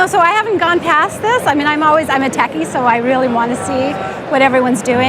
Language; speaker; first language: English; native; English